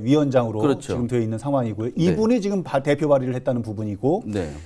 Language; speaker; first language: Korean; native; Korean